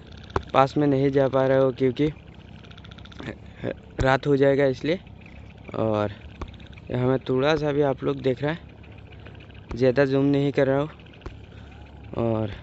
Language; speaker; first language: Hindi; non-native, local second language; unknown